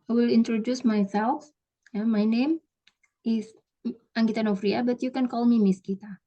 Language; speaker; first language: English; non-native, fluent; Indonesian